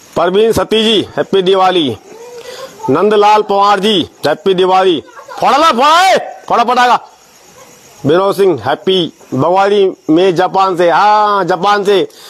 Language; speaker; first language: Hindi; non-native, local second language; Garhwali